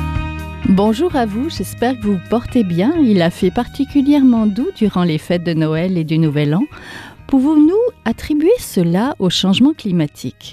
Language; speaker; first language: French; native; French